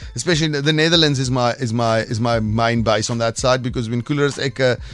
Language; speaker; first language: English; non-native, local second language; Afrikaans